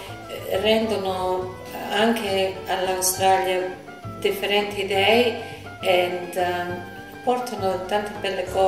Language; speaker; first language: Italian; early bilingual, heritage; Italian